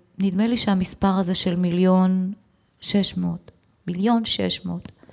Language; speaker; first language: Hebrew; native; Hebrew